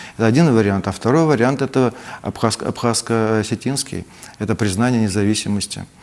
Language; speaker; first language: Russian; native; Russian